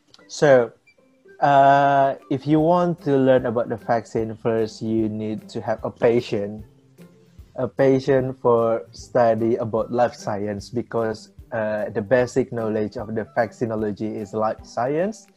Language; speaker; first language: English; non-native, fluent; Indonesian